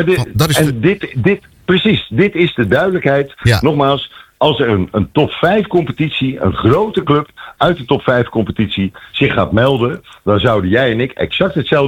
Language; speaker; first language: Dutch; native; Dutch